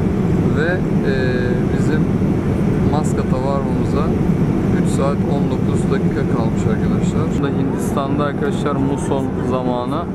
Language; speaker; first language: Turkish; native; Turkish